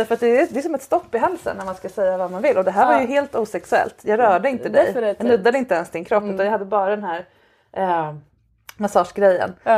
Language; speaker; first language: Swedish; native; Swedish